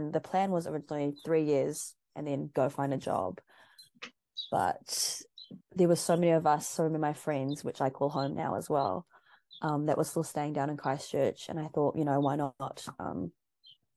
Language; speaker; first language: English; native; English